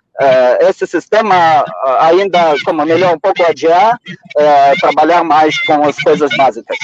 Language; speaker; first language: Portuguese; non-native, fluent; Russian